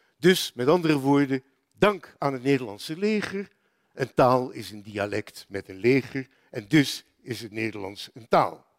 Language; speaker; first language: Dutch; native; Dutch